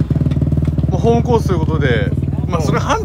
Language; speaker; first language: Japanese; native; Japanese